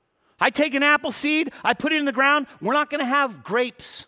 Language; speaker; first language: English; native; English